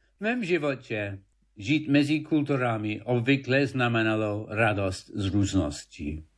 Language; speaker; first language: Czech; non-native, fluent; English